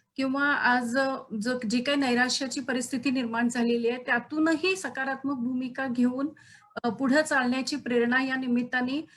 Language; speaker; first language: Marathi; native; Marathi